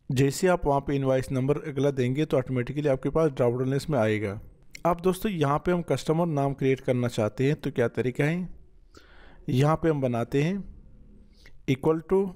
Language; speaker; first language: Urdu; non-native, local second language; Punjabi